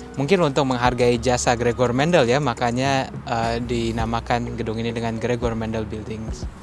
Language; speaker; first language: Indonesian; native; Indonesian